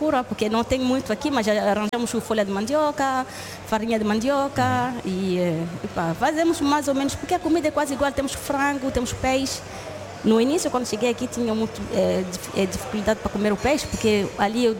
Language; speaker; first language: Portuguese; non-native, learner; Lingala